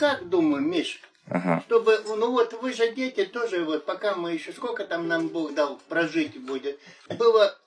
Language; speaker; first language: Russian; native; Russian